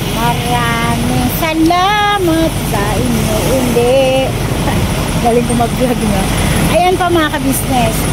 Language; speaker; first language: Filipino; native; Filipino